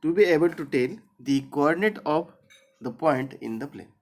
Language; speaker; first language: English; non-native, local second language; Marathi